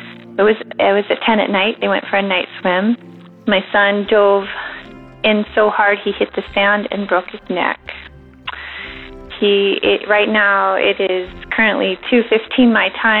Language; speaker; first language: English; native; English